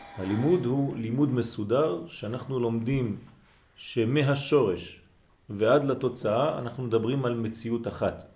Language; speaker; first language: Hebrew; non-native, fluent; French